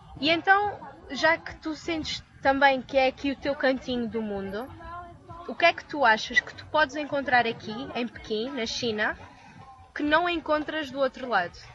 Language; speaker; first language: Portuguese; native; Portuguese